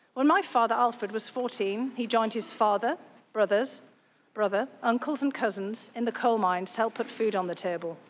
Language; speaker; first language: English; native; English